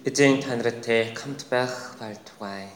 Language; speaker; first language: Mongolian; non-native, fluent; Korean